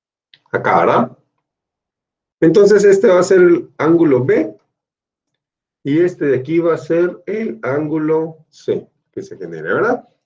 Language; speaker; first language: Spanish; native; Spanish